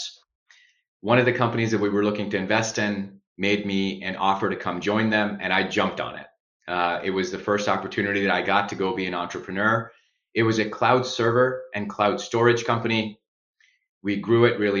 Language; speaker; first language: English; non-native, local second language; Urdu